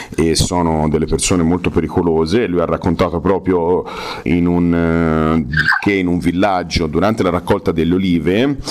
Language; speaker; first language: Italian; native; Italian